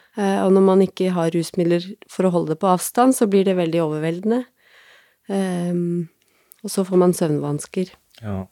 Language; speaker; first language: Norwegian; native; Norwegian